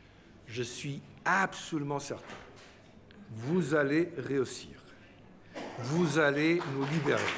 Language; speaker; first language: French; non-native, fluent; Portuguese